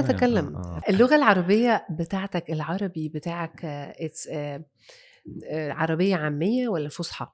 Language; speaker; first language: Arabic; native; Arabic